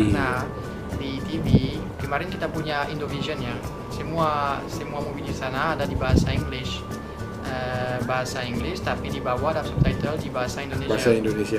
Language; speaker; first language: Indonesian; non-native, fluent; French